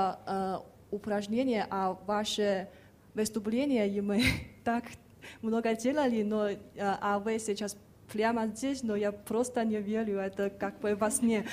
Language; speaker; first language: Russian; non-native, fluent; Chinese